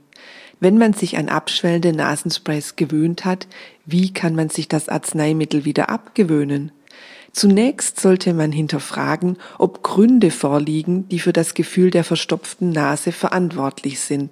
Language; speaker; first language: German; native; German